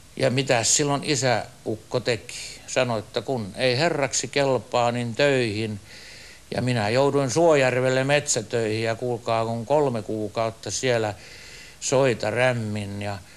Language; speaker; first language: Finnish; native; Finnish